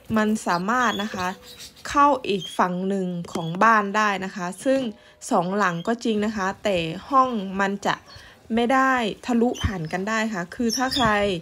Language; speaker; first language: Thai; native; Thai